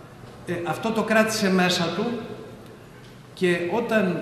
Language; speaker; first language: Greek; native; Greek